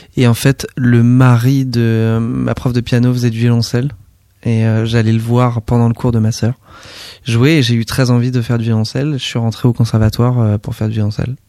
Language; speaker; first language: French; native; French